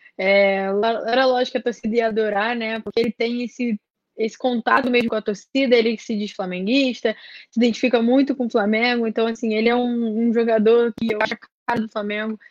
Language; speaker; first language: Portuguese; native; Portuguese